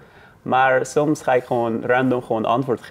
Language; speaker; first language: Dutch; non-native, learner; Persian